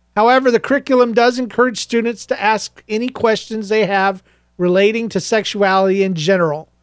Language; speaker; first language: English; native; English